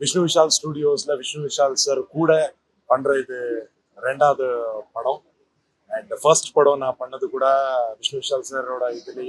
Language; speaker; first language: Tamil; non-native, local second language; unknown